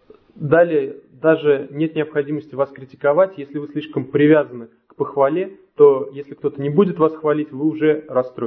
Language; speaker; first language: Russian; native; Russian